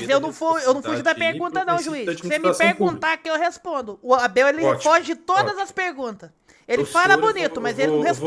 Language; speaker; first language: Portuguese; native; Portuguese